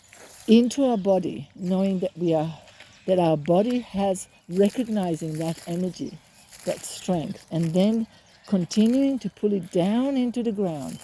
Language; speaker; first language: English; native; English